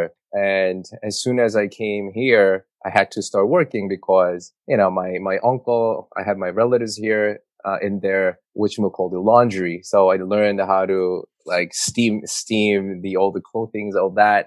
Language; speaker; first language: English; non-native, fluent; Korean